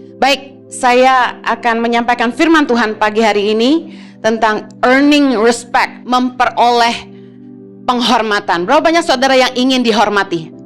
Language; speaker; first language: Indonesian; native; Indonesian